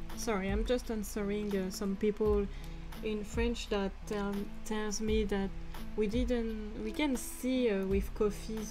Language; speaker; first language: English; non-native, fluent; French